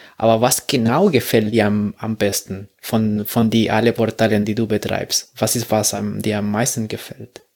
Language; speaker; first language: German; non-native, fluent; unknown